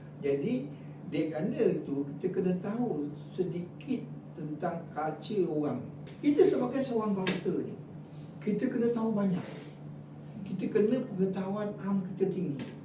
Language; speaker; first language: Malay; native; Malay